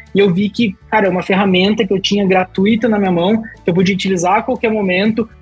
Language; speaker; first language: Portuguese; native; Portuguese